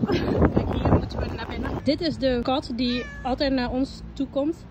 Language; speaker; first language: Dutch; early bilingual, other home language; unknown